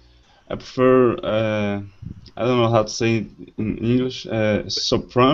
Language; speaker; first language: English; non-native, learner; Portuguese